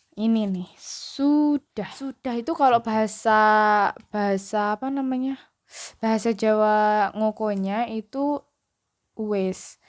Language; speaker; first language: Indonesian; non-native, local second language; Javanese